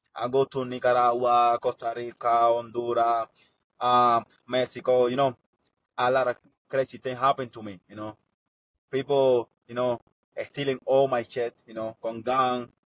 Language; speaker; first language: English; non-native, learner; Spanish